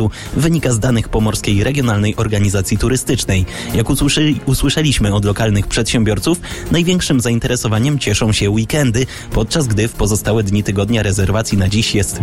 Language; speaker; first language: Polish; native; Polish